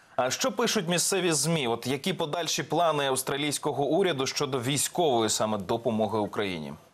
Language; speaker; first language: Ukrainian; native; Ukrainian